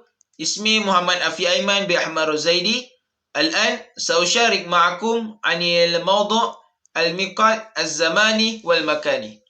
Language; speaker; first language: Arabic; non-native, learner; Malay